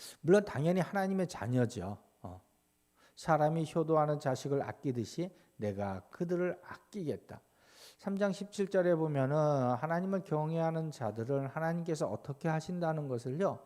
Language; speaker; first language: Korean; native; Korean